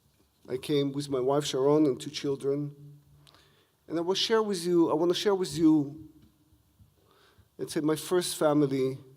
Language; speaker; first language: English; non-native, fluent; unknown